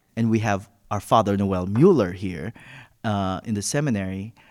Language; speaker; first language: English; non-native, local second language; Filipino